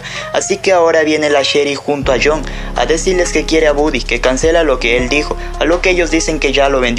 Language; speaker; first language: Spanish; native; Spanish